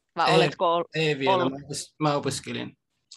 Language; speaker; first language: Finnish; non-native, learner; Arabic